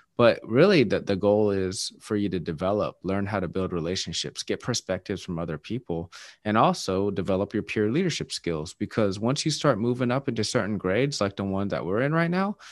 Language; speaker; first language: English; native; English